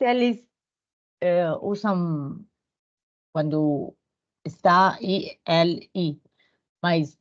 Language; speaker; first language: Portuguese; non-native, learner; Spanish